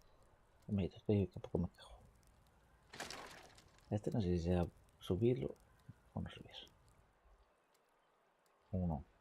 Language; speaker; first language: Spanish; non-native, local second language; Galician